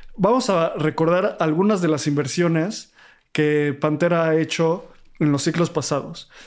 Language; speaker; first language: Spanish; native; Spanish